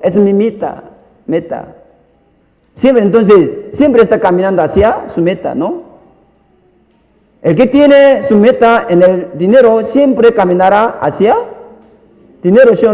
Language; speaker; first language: Spanish; non-native, learner; Korean